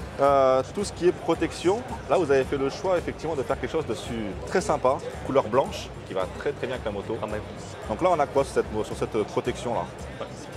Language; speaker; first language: French; native; French